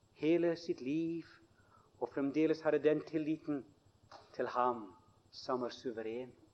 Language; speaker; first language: Norwegian; non-native, fluent; English